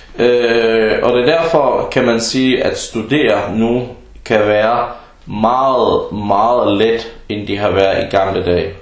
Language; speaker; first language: Danish; early bilingual, other home language; Arabic